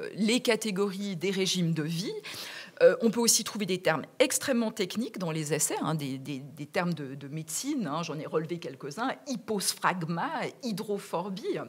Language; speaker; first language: French; native; French